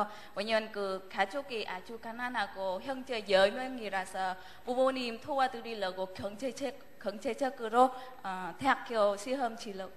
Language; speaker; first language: Korean; non-native, learner; Vietnamese